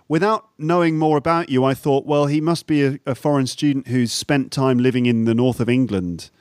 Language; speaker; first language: English; native; English